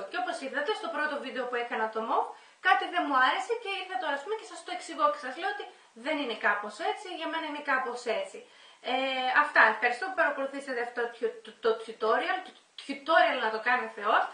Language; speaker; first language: Greek; native; Greek